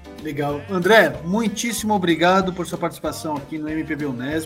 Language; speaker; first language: Portuguese; native; Portuguese